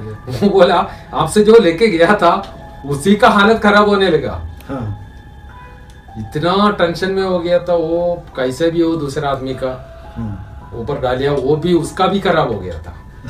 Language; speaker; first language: Hindi; non-native, local second language; Malayalam